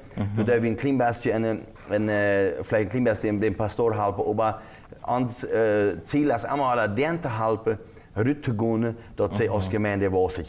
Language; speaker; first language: German; non-native, local second language; Plautdietsch